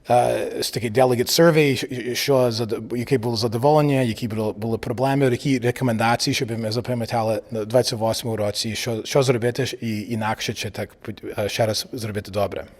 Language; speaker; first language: Ukrainian; early bilingual, heritage; English